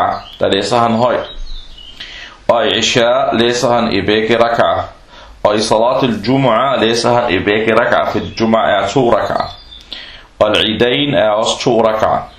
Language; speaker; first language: Danish; non-native, fluent; Arabic